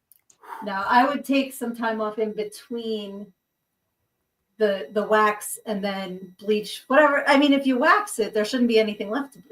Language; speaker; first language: English; native; English